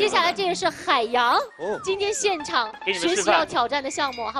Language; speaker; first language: Chinese; native; Chinese